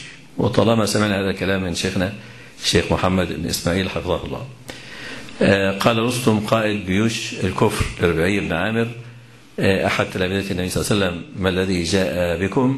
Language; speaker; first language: Arabic; native; Arabic